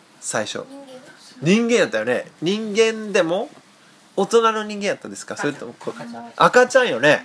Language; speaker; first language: Japanese; native; Japanese